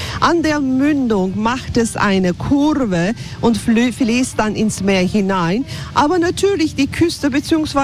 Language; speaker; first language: German; non-native, fluent; Turkish